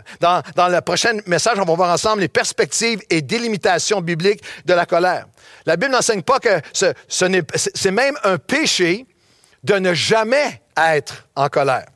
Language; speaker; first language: French; native; French